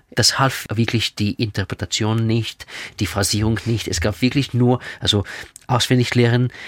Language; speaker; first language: German; non-native, fluent; Russian